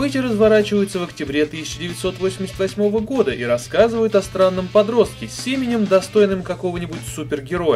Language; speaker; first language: Russian; native; Russian